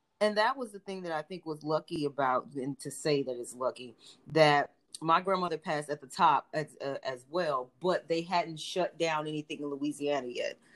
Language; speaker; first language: English; native; English